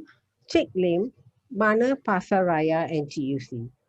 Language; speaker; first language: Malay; non-native, learner; Tamil